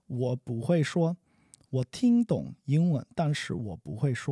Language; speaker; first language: Chinese; non-native, learner; English